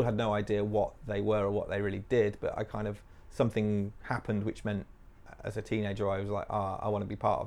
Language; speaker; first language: English; native; English